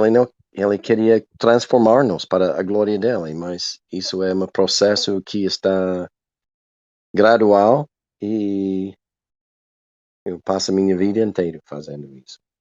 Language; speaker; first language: Portuguese; non-native, learner; English